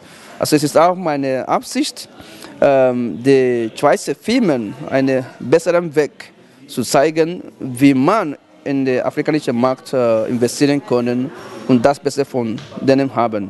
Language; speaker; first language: German; non-native, fluent; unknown